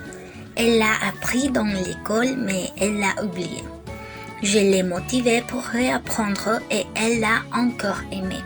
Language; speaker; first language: French; non-native, learner; Spanish